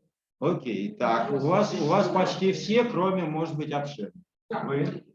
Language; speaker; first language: Russian; native; Russian